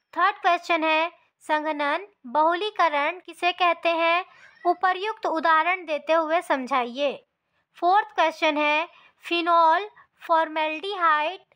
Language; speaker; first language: Hindi; native; Hindi